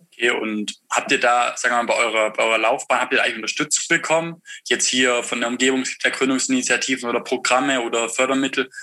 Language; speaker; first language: German; native; German